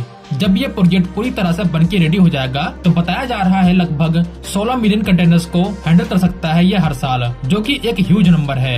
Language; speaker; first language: Hindi; native; Hindi